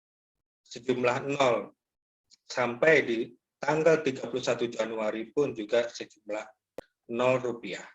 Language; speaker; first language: Indonesian; native; Indonesian